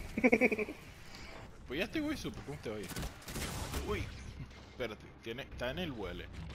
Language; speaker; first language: Spanish; native; Spanish